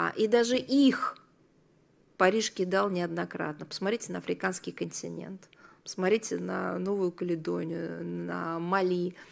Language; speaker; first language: Russian; native; Russian